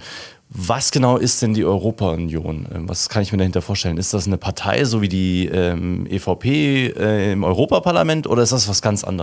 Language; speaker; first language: German; native; German